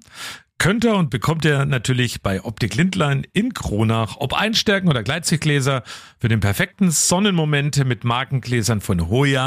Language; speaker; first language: German; native; German